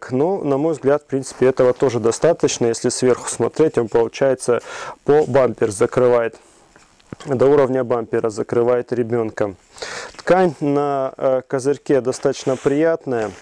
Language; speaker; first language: Russian; native; Russian